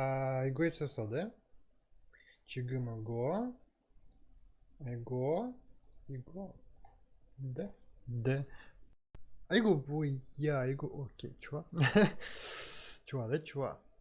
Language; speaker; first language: Korean; non-native, learner; Russian